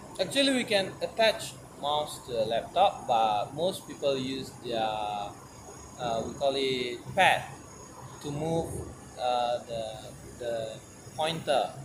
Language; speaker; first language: English; non-native, learner; Malay